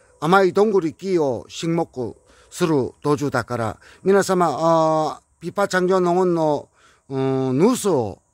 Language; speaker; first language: Japanese; non-native, learner; Korean